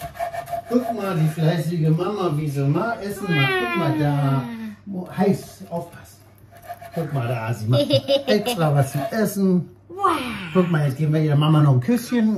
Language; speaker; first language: German; native; German